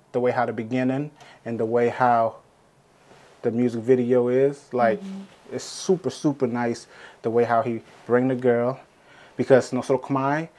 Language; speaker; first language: English; native; English